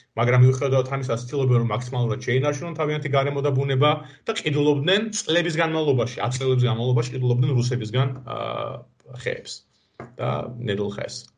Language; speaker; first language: Georgian; native; Georgian